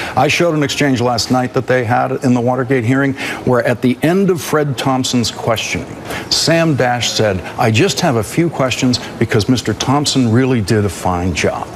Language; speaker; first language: English; native; English